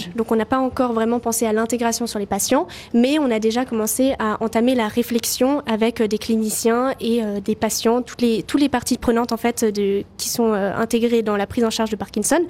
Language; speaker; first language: French; native; French